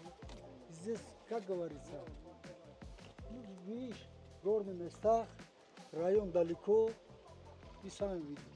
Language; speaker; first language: Russian; non-native, local second language; Tajik